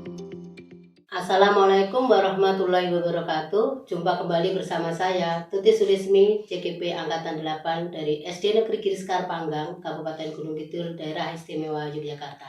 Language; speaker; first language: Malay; non-native, local second language; Javanese